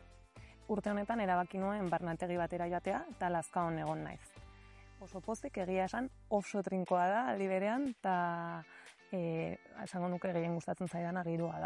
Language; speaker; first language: Basque; non-native, local second language; Spanish